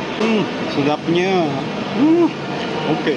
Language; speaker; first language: Malay; non-native, learner; Japanese